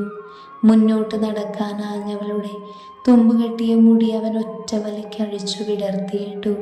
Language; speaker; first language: Malayalam; native; Malayalam